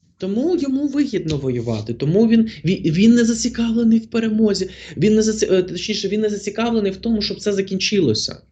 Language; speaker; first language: Ukrainian; non-native, local second language; Russian